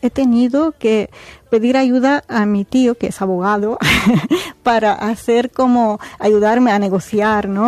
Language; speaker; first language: Spanish; non-native, fluent; Arabic